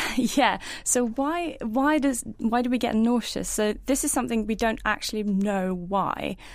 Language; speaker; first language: English; non-native, fluent; Norwegian